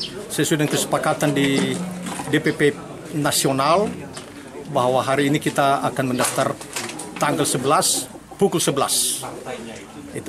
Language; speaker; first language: Indonesian; native; Indonesian